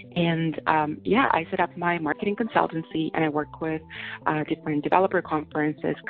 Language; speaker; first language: English; non-native, fluent; Russian